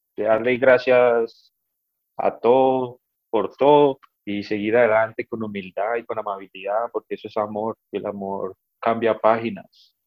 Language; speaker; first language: Spanish; native; Spanish